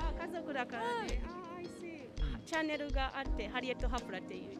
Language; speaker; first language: Japanese; non-native, learner; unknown